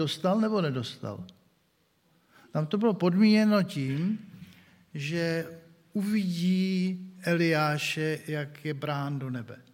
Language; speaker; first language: Czech; native; Czech